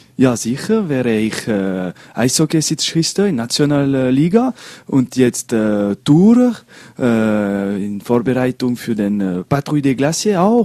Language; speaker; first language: German; non-native, learner; French